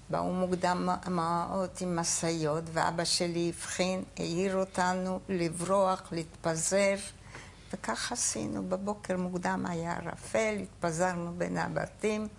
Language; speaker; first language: Hebrew; non-native, fluent; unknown